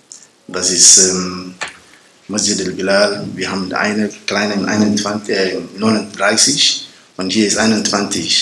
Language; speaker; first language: German; non-native, learner; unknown